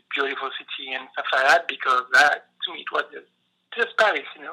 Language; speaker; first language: English; non-native, fluent; French